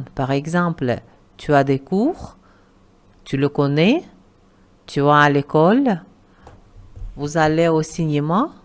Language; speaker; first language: French; non-native, fluent; Uzbek